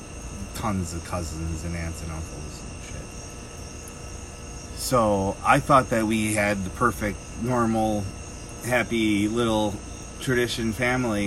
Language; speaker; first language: English; native; English